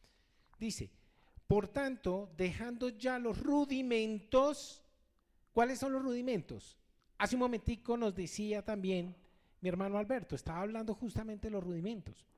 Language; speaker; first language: Spanish; native; Spanish